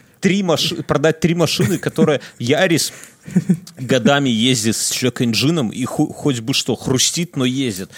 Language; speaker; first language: Russian; native; Russian